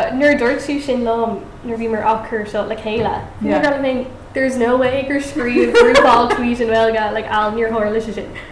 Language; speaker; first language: Irish; non-native, local second language; English